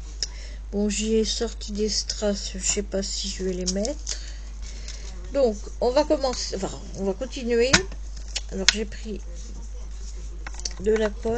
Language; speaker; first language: French; native; French